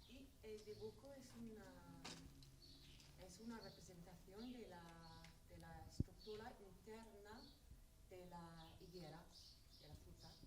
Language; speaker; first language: Spanish; non-native, learner; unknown